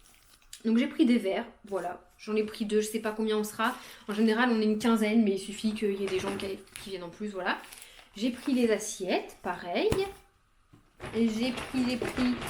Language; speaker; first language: French; native; French